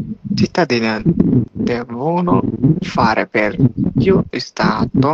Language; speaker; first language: Italian; non-native, learner; Bangla